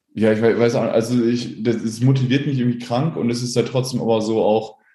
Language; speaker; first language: German; native; German